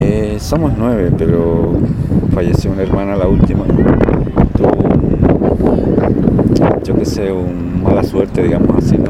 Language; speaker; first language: Spanish; native; Spanish